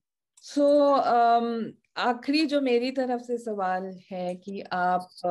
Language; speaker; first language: Hindi; native; Hindi